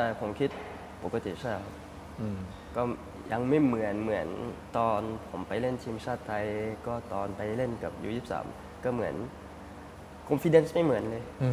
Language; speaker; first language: Thai; early bilingual, heritage; Thai